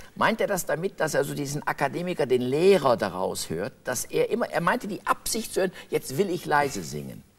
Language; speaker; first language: German; native; German